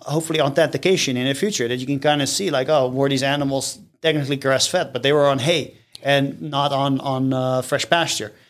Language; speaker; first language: English; non-native, fluent; Dutch